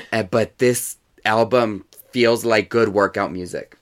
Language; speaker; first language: English; early bilingual, other home language; Spanish